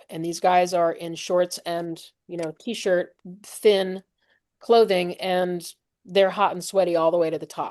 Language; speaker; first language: English; native; English